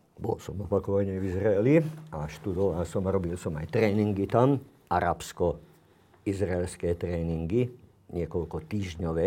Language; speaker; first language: Slovak; non-native, local second language; Hungarian